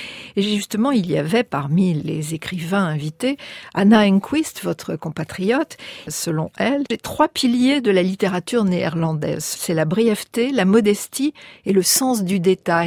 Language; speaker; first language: French; native; French